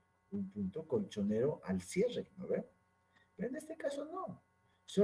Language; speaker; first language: Spanish; native; Spanish